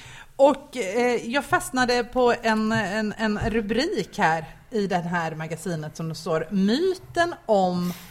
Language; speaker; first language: Swedish; native; Swedish